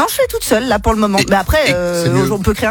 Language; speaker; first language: French; native; French